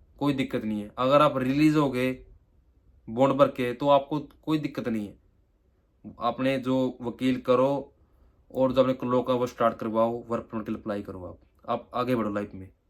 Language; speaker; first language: Hindi; native; Hindi